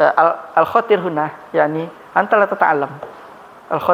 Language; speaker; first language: Arabic; non-native, fluent; Indonesian